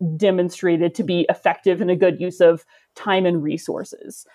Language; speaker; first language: English; native; English